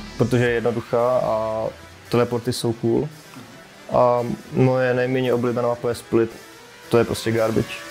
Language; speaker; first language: Czech; native; Czech